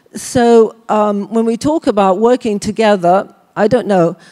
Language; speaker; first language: English; native; English